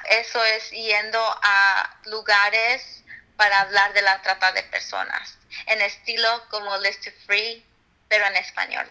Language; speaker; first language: Spanish; early bilingual, heritage; Spanish